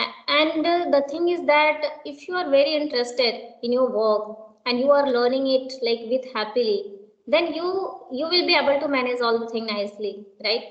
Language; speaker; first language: English; non-native, local second language; Hindi